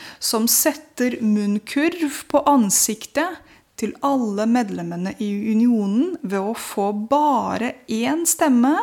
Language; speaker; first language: Norwegian; non-native, fluent; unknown